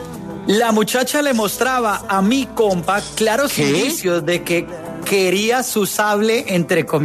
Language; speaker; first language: Spanish; native; Spanish